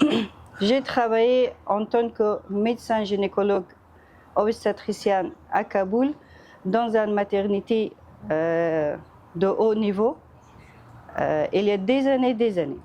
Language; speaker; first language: French; non-native, fluent; Persian